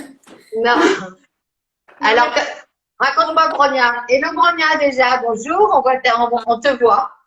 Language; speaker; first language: French; native; French